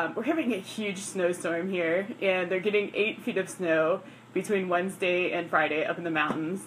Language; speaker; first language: English; native; English